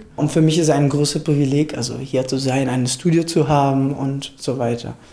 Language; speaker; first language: German; non-native, fluent; Italian